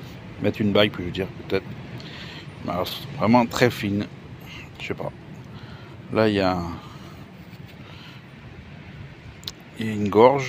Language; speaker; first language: French; native; French